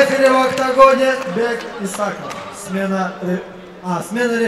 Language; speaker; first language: Russian; native; Russian